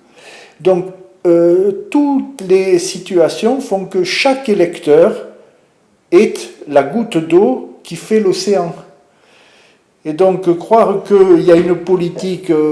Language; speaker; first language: French; native; French